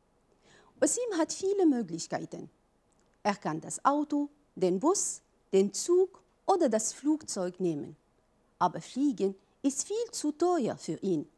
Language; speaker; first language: German; non-native, fluent; Arabic